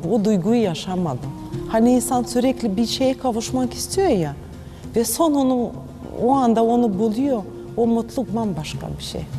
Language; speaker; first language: Turkish; non-native, fluent; Ukrainian